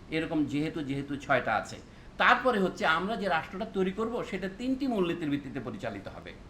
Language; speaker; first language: Bangla; non-native, local second language; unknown